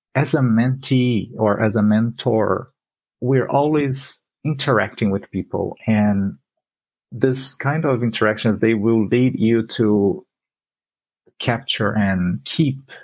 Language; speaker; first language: English; non-native, fluent; Portuguese